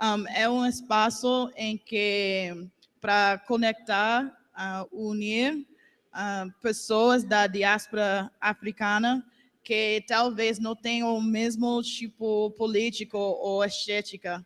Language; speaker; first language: Portuguese; non-native, learner; English